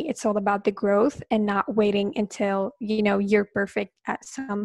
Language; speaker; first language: English; non-native, fluent; Arabic